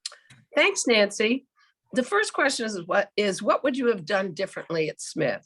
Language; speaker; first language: English; native; English